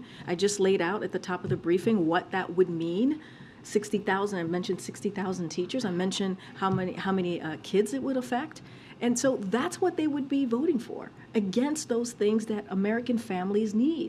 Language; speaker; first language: English; native; English